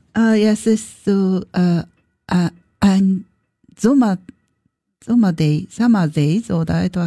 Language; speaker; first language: German; non-native, learner; Japanese